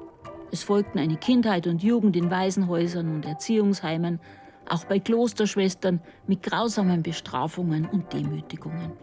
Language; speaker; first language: German; native; German